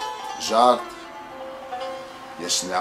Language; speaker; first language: Polish; early bilingual, heritage; English